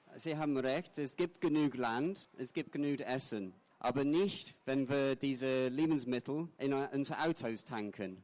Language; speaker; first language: German; non-native, fluent; English